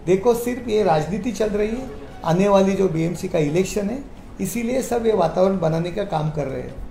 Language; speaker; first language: Hindi; non-native, local second language; Marathi